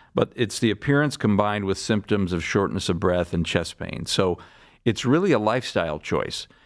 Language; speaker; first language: English; native; English